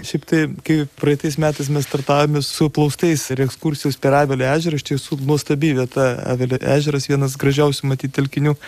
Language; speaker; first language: Lithuanian; native; Lithuanian